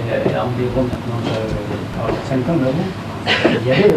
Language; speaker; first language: French; non-native, fluent; Persian